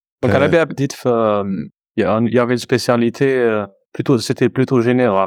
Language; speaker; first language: French; non-native, local second language; Arabic